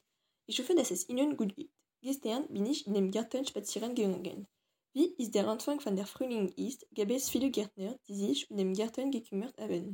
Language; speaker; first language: German; non-native, learner; French